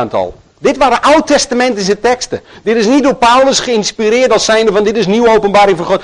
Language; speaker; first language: Dutch; native; Dutch